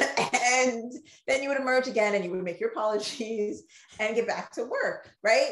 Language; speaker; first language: English; native; English